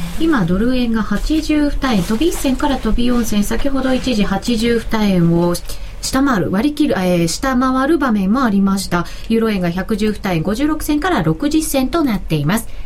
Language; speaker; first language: Japanese; native; Japanese